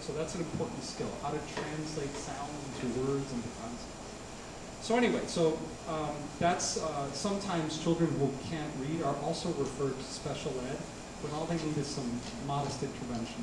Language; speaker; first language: English; early bilingual, other home language; Spanish